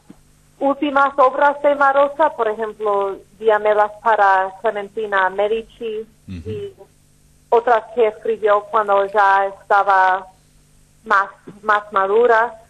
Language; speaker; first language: Spanish; non-native, fluent; English